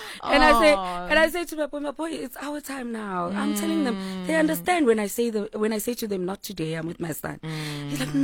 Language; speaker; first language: English; non-native, local second language; Xhosa